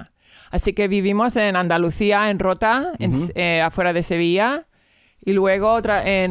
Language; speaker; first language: Spanish; early bilingual, heritage; English